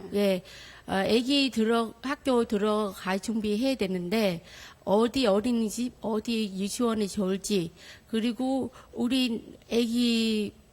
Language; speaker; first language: Korean; non-native, fluent; Vietnamese